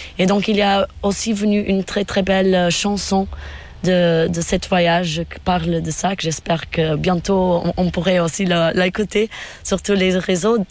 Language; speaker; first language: French; non-native, fluent; Portuguese